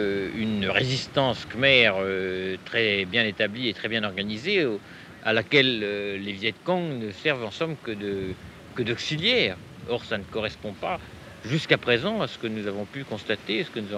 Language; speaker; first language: French; native; French